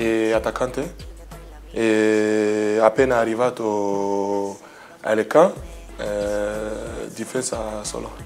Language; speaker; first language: Italian; non-native, learner; French